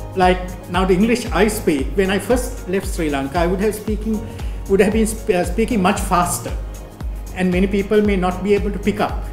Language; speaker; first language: English; non-native, local second language; Sinhala